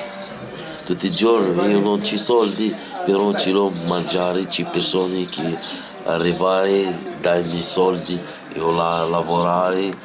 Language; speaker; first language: Italian; non-native, learner; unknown